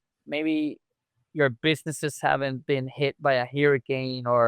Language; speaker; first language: English; non-native, local second language; Spanish